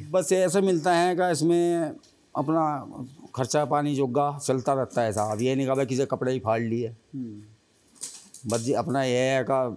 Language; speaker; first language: Hindi; native; Hindi